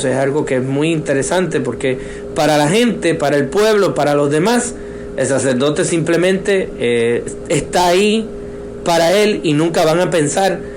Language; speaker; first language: Spanish; native; Spanish